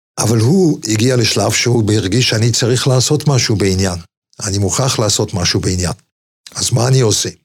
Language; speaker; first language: Hebrew; non-native, fluent; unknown